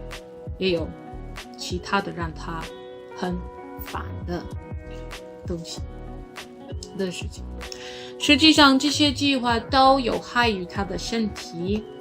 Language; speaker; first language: Chinese; non-native, learner; English